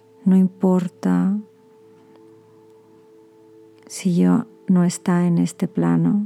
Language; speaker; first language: Spanish; native; Spanish